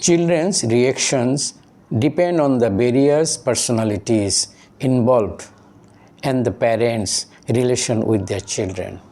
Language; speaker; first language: English; non-native, local second language; Bangla